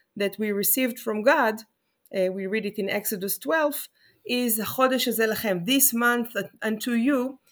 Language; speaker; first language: English; non-native, fluent; Hebrew